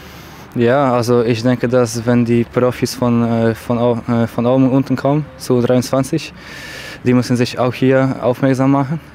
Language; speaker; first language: German; non-native, fluent; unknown